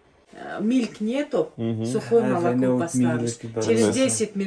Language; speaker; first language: Russian; non-native, local second language; Shughni